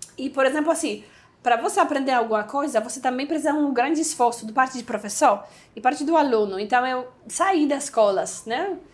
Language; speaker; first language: Portuguese; non-native, fluent; Polish